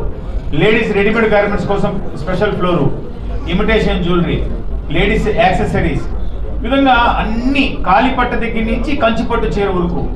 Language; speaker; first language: Telugu; native; Telugu